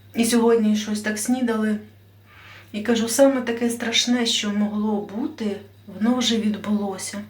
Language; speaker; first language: Ukrainian; non-native, local second language; Russian